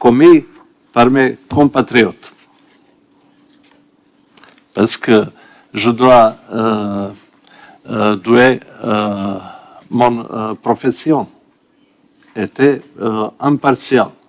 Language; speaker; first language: French; non-native, learner; Bosnian